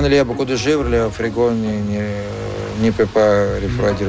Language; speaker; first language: French; non-native, fluent; Russian